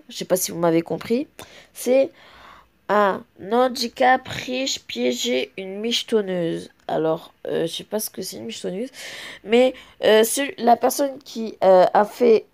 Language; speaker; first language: French; native; French